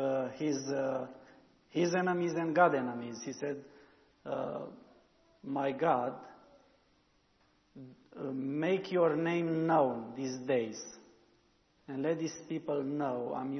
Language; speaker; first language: English; non-native, learner; Romanian